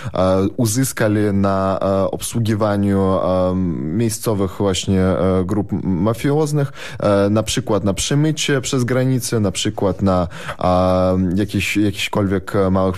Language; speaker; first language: Polish; non-native, fluent; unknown